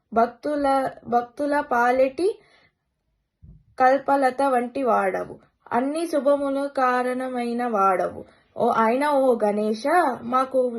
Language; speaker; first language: Telugu; early bilingual, heritage; Telugu